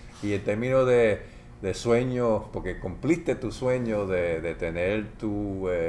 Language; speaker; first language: Spanish; native; Spanish